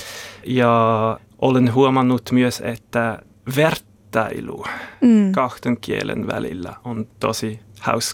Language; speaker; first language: Finnish; non-native, learner; German